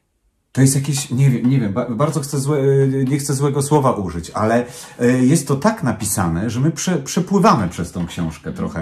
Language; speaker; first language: Polish; native; Polish